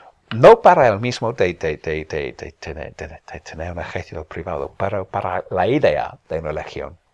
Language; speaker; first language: Spanish; non-native, fluent; English